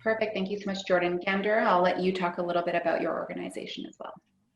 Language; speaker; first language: English; native; English